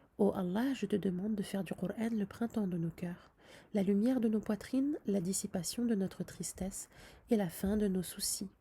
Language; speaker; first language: French; native; French